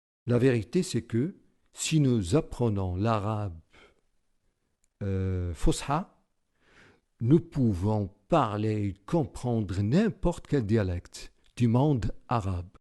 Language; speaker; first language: French; non-native, local second language; Arabic